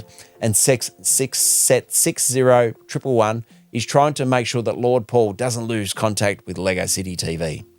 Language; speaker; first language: English; native; English